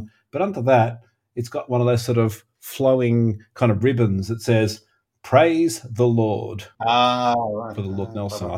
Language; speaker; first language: English; native; English